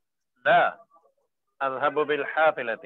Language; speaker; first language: Arabic; non-native, learner; Urdu